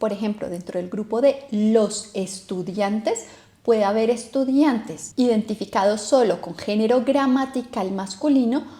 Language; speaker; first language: Spanish; native; Spanish